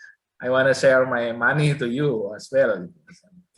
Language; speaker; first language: English; non-native, learner; Indonesian